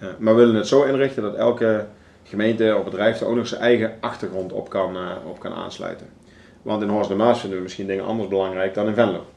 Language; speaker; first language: Dutch; native; Dutch